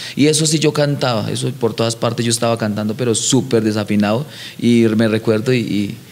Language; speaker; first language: Spanish; native; Spanish